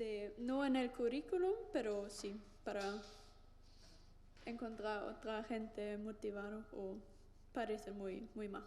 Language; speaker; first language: Spanish; non-native, learner; German